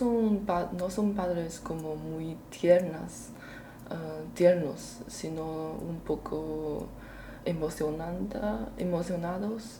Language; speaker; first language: Spanish; non-native, learner; Chinese